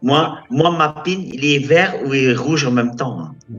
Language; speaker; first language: French; native; French